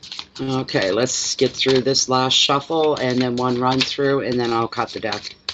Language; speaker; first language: English; native; English